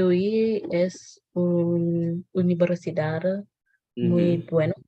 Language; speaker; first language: Spanish; non-native, learner; English